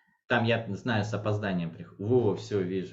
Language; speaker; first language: Russian; native; Russian